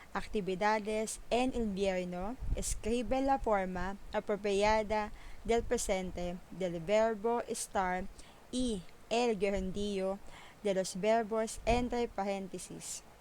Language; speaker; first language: Spanish; non-native, learner; Filipino